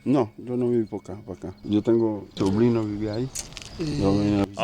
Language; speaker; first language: Spanish; non-native, learner; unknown